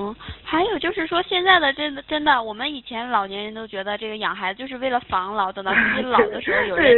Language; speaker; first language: Chinese; native; Chinese